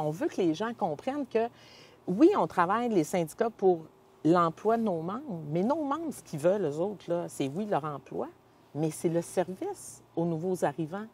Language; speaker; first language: French; native; French